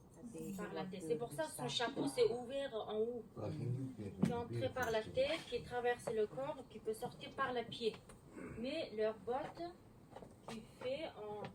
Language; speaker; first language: French; non-native, learner; Mongolian